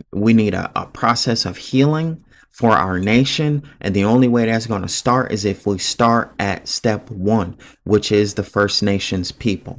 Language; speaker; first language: English; native; English